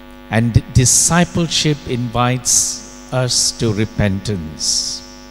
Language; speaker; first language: English; non-native, local second language; Tamil